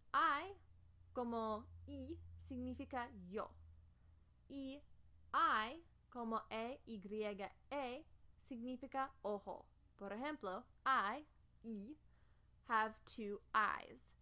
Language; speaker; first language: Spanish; non-native, fluent; English